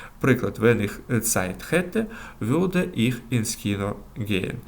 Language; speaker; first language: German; non-native, fluent; Ukrainian